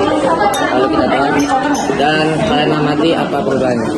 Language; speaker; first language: Indonesian; native; Indonesian